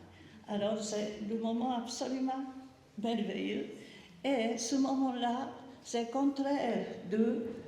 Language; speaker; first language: French; non-native, learner; Japanese